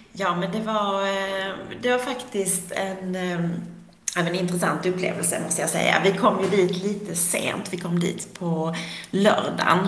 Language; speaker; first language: Swedish; native; Swedish